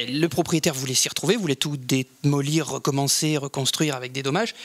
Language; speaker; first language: French; native; French